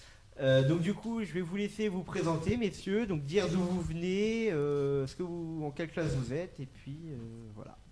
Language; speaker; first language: French; native; French